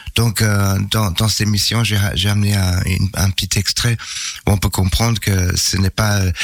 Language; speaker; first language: French; non-native, fluent; English